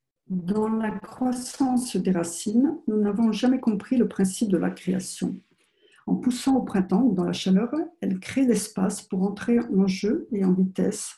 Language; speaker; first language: French; native; French